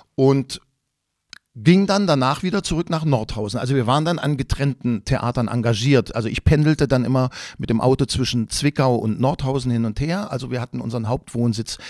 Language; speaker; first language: German; native; German